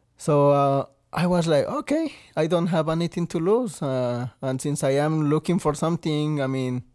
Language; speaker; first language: English; non-native, learner; Spanish